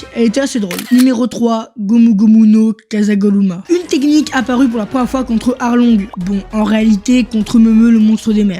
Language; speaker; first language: French; native; French